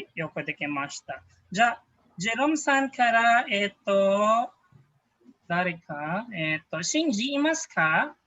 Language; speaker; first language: Japanese; non-native, fluent; Filipino